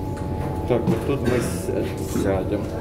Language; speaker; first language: Russian; native; Russian